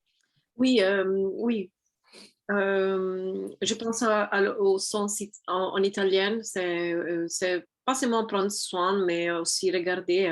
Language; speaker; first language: French; non-native, fluent; Italian